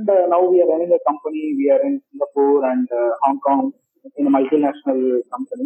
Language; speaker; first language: English; non-native, local second language; Tamil